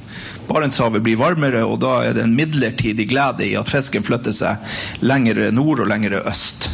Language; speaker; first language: Norwegian; native; Norwegian